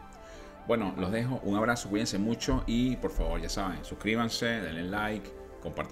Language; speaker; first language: Spanish; native; Spanish